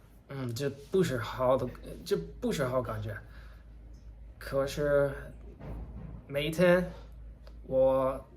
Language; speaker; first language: Chinese; non-native, learner; English